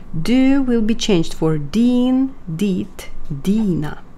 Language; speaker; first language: Swedish; non-native, fluent; Ukrainian